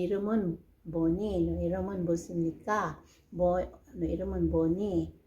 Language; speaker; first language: Korean; non-native, learner; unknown